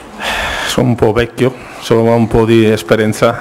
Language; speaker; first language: Italian; non-native, fluent; Spanish